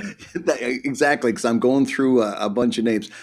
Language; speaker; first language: English; native; English